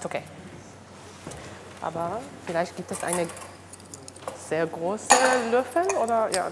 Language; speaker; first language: German; non-native, learner; Hebrew